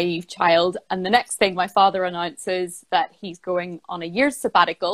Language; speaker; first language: English; native; English